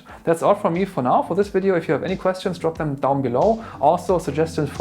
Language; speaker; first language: English; non-native, fluent; German